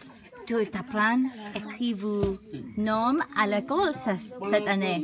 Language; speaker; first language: French; non-native, learner; English